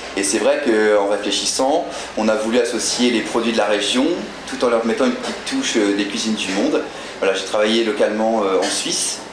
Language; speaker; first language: French; native; French